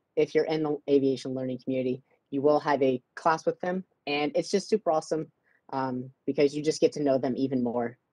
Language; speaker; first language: English; native; English